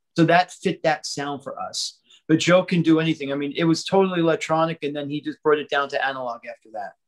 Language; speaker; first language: English; native; English